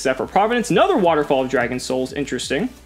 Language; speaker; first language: English; native; English